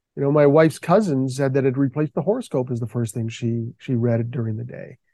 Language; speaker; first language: English; native; English